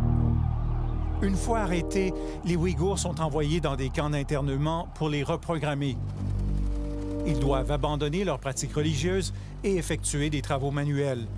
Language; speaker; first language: French; native; French